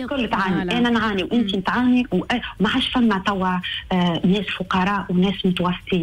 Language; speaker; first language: Arabic; native; Arabic